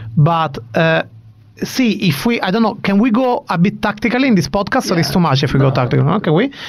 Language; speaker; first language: English; non-native, fluent; Italian